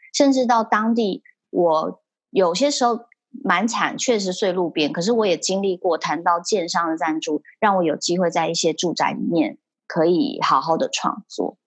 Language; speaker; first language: Chinese; early bilingual, heritage; Chinese